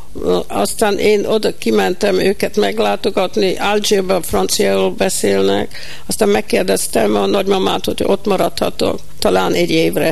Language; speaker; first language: Hungarian; early bilingual, heritage; Hungarian